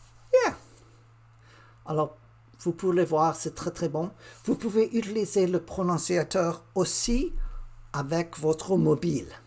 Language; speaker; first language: French; non-native, learner; English